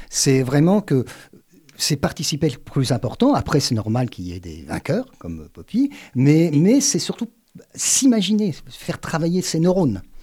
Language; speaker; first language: French; native; French